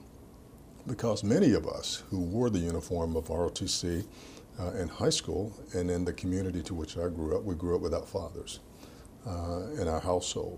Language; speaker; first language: English; native; English